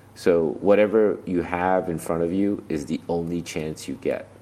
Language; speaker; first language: English; native; English